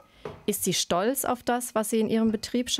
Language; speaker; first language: German; native; German